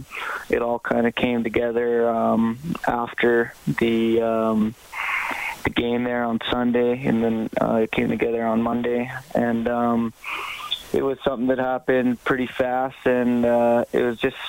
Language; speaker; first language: English; native; English